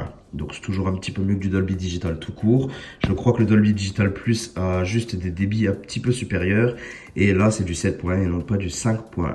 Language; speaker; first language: French; native; French